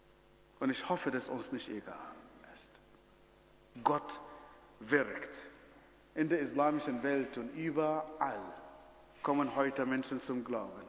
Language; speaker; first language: German; non-native, fluent; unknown